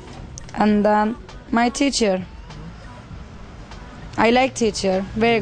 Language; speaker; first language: English; non-native, learner; Turkish